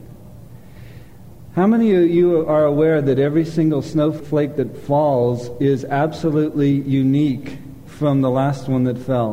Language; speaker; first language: English; native; English